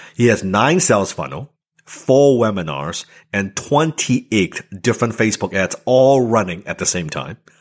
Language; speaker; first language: English; non-native, local second language; Cantonese